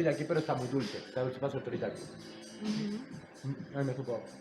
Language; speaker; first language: Spanish; native; Spanish